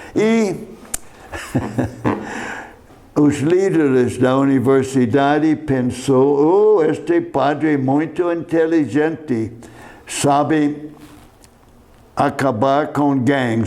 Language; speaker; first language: Portuguese; non-native, fluent; English